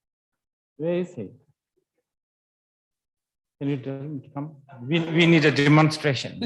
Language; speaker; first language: English; non-native, fluent; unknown